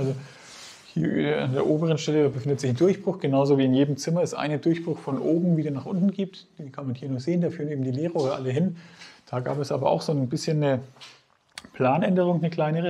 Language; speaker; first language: German; native; German